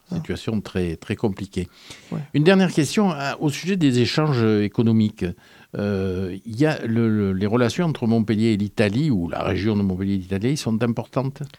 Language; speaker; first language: French; native; French